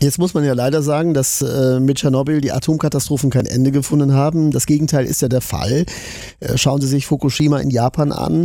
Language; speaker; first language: German; native; German